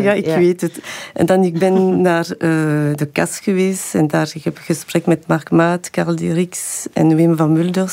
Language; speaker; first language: Dutch; non-native, local second language; French